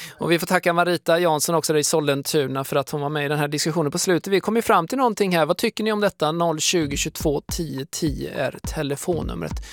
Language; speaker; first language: Swedish; native; Swedish